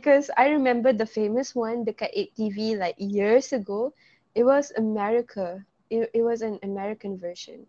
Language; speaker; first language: English; non-native, local second language; Malay